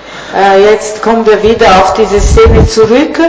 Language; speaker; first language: German; non-native, fluent; Italian